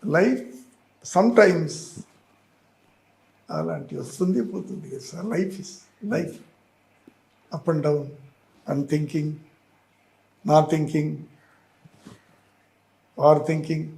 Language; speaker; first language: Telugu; non-native, learner; Tamil